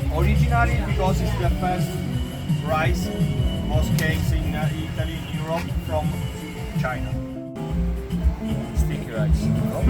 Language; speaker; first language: English; non-native, learner; Italian